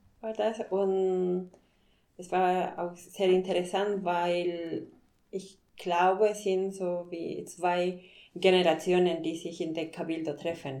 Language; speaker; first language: German; non-native, fluent; Spanish